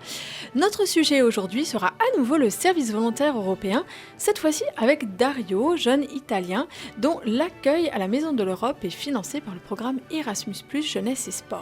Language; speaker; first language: French; native; French